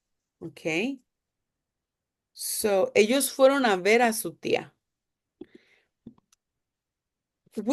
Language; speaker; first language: Spanish; non-native, fluent; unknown